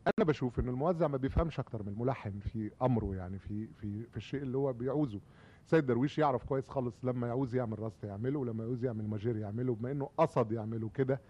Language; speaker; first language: Egyptian Arabic; native; Egyptian Arabic